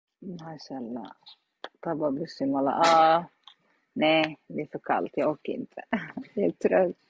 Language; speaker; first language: Swedish; early bilingual, other home language; Arabic